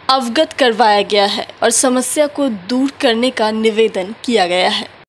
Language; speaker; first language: Hindi; native; Hindi